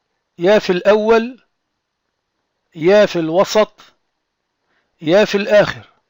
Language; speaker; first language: Arabic; non-native, fluent; French